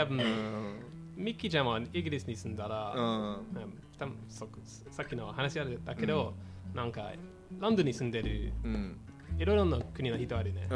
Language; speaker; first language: Japanese; non-native, fluent; English